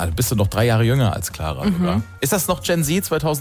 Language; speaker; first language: German; native; German